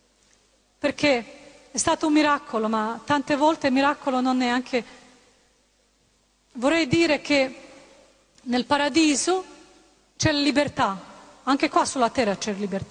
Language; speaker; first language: Italian; non-native, fluent; Croatian